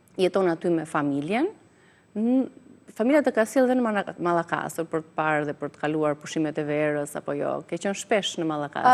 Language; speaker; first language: Albanian; native; Albanian